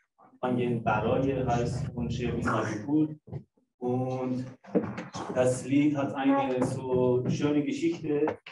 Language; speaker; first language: German; non-native, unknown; Persian